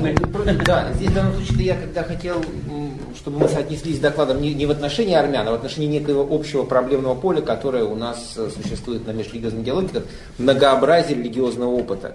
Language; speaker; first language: Russian; native; Russian